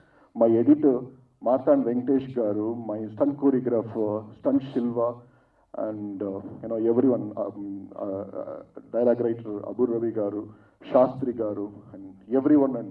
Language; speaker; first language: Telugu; non-native, fluent; Tamil